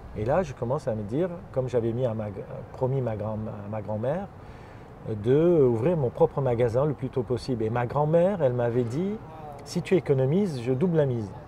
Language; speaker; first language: French; non-native, fluent; Armenian